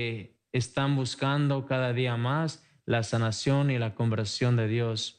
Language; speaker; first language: Spanish; native; Spanish